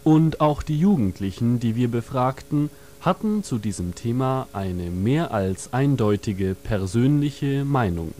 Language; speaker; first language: German; native; German